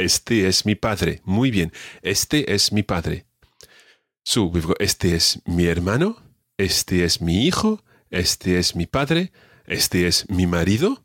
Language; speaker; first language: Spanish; non-native, fluent; English